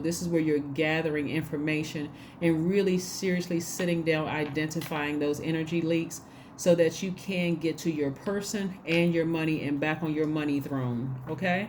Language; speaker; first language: English; native; English